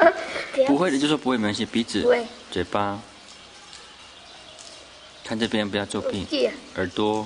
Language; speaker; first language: Chinese; native; Chinese